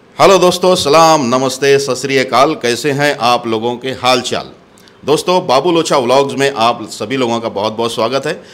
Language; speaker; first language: Hindi; native; Hindi